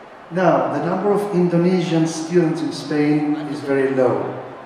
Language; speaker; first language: English; non-native, fluent; Spanish